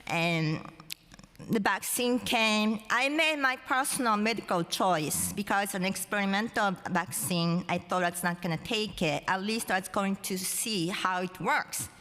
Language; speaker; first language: English; non-native, fluent; Japanese